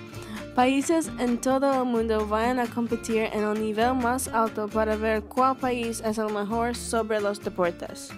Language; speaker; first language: Spanish; non-native, learner; English